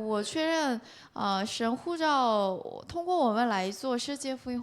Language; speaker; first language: Chinese; non-native, fluent; Korean